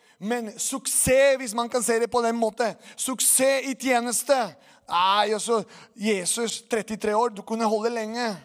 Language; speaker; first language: Norwegian; non-native, fluent; Portuguese